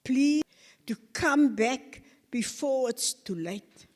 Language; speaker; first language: English; non-native, local second language; Afrikaans